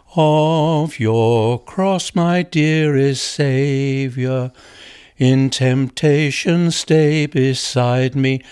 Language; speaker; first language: English; native; English